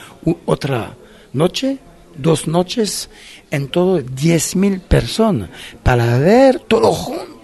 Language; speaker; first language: Spanish; non-native, fluent; French